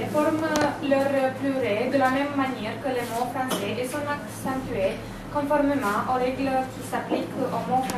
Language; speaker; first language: French; non-native, learner; Romanian